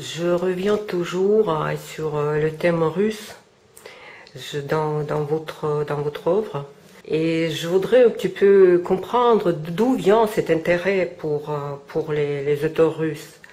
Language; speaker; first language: French; non-native, fluent; Russian